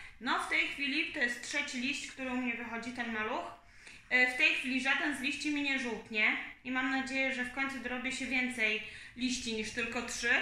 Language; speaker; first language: Polish; native; Polish